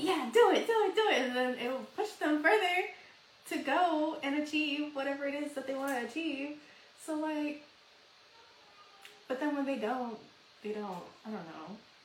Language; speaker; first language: English; early bilingual, other home language; Spanish